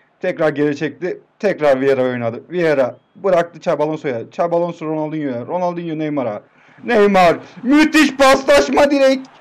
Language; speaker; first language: Turkish; native; Turkish